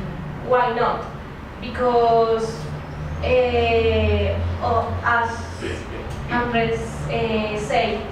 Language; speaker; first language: English; non-native, learner; Spanish